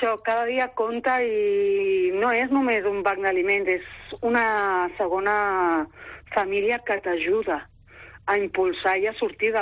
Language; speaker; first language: Catalan; non-native, local second language; Spanish